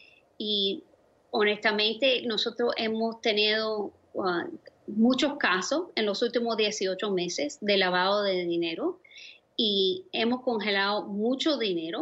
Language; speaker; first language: Spanish; early bilingual, other home language; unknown